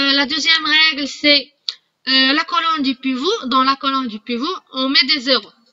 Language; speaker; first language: French; non-native, local second language; Arabic